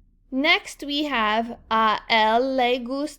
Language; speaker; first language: Spanish; non-native, fluent; English